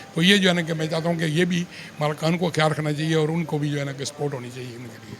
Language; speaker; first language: Urdu; non-native, local second language; Punjabi